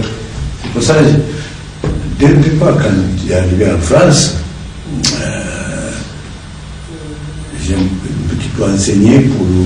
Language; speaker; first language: French; non-native, learner; Japanese